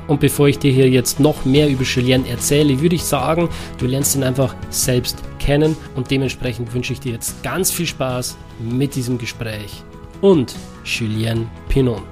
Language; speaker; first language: German; native; German